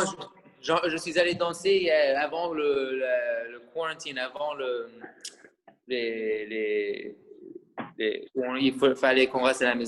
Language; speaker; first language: French; non-native, fluent; English